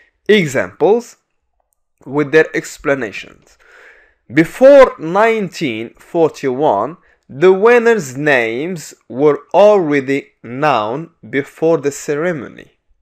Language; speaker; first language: English; non-native, fluent; Arabic